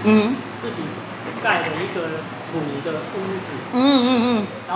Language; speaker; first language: Chinese; native; Chinese